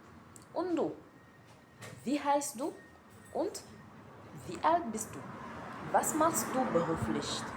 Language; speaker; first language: German; non-native, learner; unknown